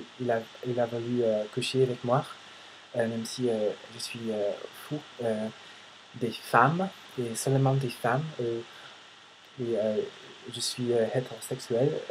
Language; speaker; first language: French; non-native, learner; English